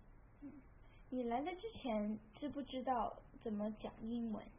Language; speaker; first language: Chinese; early bilingual, heritage; Chinese